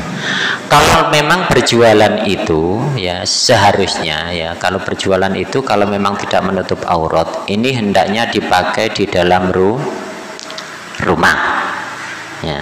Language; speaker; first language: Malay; non-native, local second language; Javanese